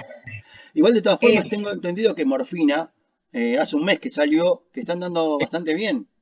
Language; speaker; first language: Spanish; native; Spanish